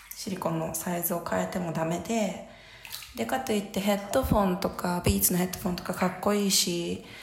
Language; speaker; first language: Japanese; native; Japanese